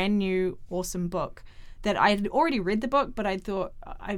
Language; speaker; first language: English; native; English